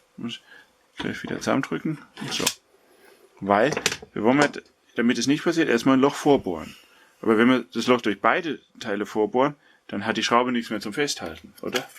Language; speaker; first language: German; native; German